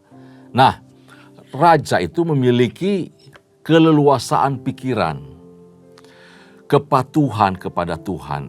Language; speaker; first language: Indonesian; native; Indonesian